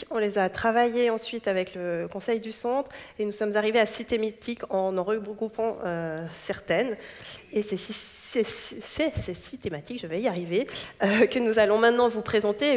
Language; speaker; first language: French; native; French